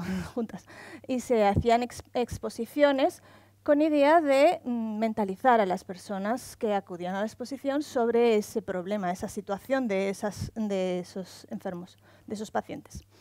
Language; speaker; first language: Spanish; native; Spanish